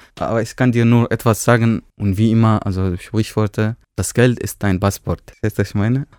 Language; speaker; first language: German; non-native, fluent; Arabic